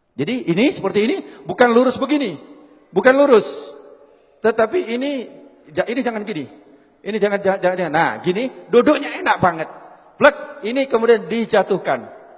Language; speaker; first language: Indonesian; native; Indonesian